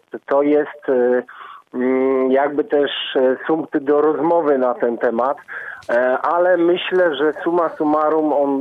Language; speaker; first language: Polish; native; Polish